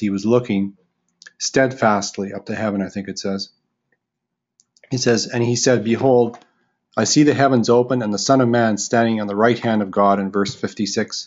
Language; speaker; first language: English; native; English